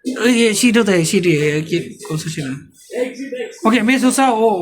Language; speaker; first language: Hindi; non-native, learner; Bangla